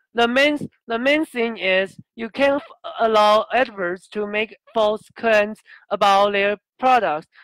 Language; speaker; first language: English; non-native, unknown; Chinese